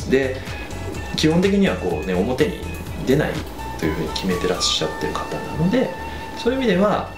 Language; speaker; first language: Japanese; native; Japanese